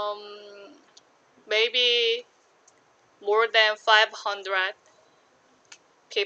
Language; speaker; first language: English; non-native, learner; Korean